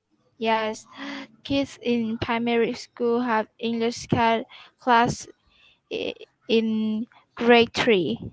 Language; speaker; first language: English; non-native, learner; Vietnamese